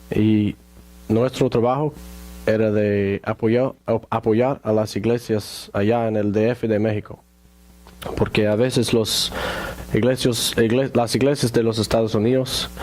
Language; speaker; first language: Spanish; non-native, fluent; English